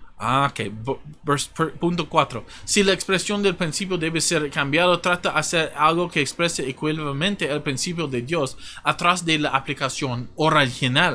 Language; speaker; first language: Spanish; non-native, fluent; English